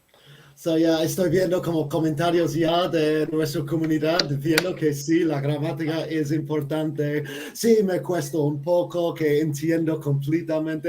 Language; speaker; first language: Spanish; non-native, fluent; English